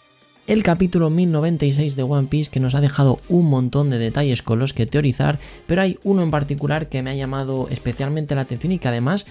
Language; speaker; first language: Spanish; native; Spanish